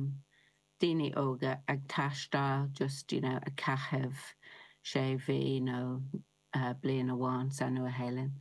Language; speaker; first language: Irish; non-native, learner; English